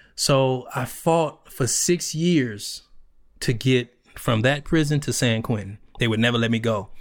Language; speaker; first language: English; native; English